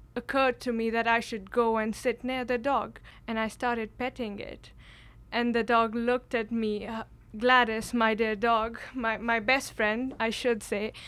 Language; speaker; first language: English; non-native, local second language; Kashmiri